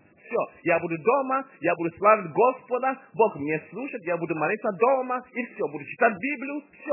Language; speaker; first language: Russian; non-native, fluent; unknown